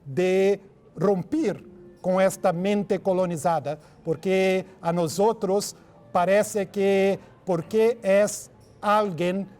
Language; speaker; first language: Spanish; non-native, fluent; Portuguese